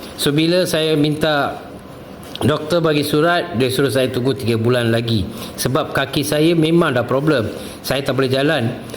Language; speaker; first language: Malay; non-native, local second language; Tamil